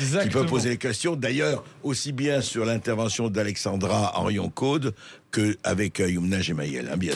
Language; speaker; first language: French; native; French